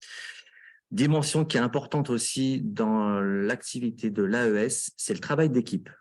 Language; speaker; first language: French; native; French